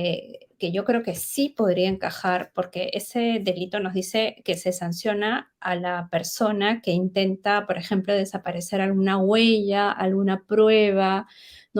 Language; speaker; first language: Spanish; native; Spanish